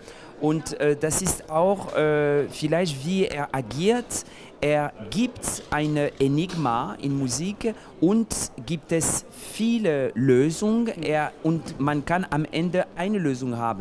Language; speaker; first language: German; non-native, fluent; French